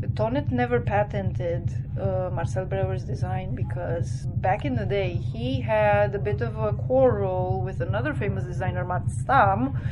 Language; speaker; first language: English; non-native, fluent; Romanian